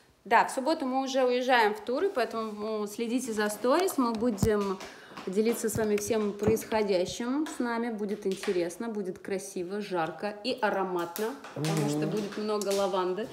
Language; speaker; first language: Russian; native; Russian